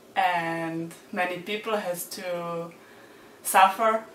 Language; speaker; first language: English; non-native, learner; Czech